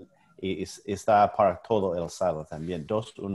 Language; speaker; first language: Spanish; non-native, learner; English